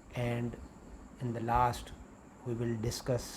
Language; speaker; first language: English; non-native, local second language; Urdu